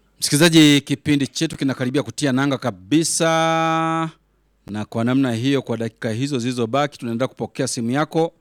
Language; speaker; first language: Swahili; native; Swahili